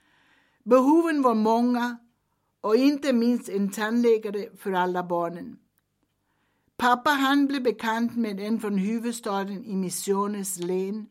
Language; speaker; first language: Swedish; early bilingual, heritage; Swedish